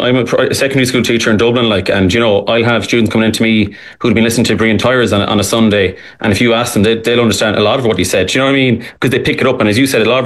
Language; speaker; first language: English; native; English